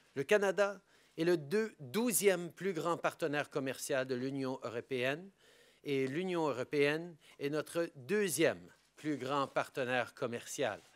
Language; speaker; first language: French; native; French